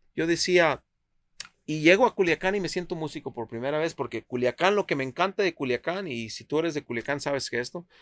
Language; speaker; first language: Spanish; native; Spanish